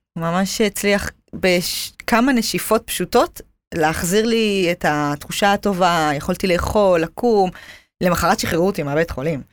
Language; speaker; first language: Hebrew; native; Hebrew